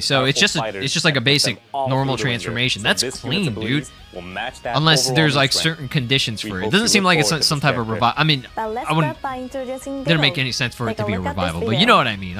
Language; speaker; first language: English; native; English